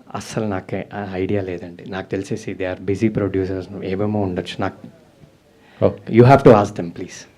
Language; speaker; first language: Telugu; native; Telugu